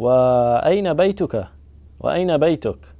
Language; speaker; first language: Arabic; non-native, learner; English